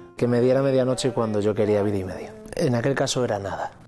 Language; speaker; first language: Spanish; native; Spanish